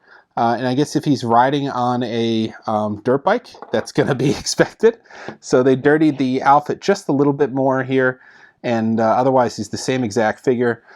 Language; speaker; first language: English; native; English